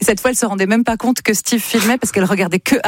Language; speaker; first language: French; native; French